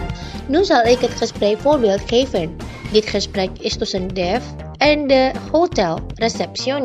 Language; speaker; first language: Dutch; non-native, learner; Indonesian